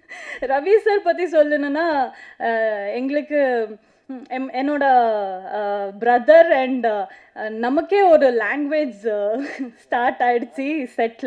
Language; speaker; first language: Tamil; non-native, learner; Kannada